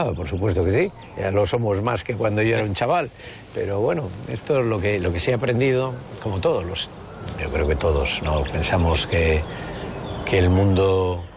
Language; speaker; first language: Spanish; native; Spanish